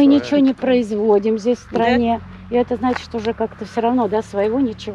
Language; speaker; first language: Russian; native; Russian